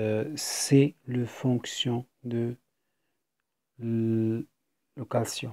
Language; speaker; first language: French; non-native, fluent; Arabic